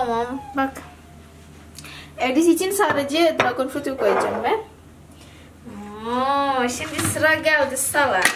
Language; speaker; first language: Turkish; non-native, learner; Indonesian